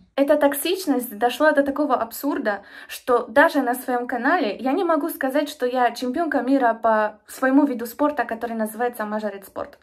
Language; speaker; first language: Russian; non-native, fluent; Polish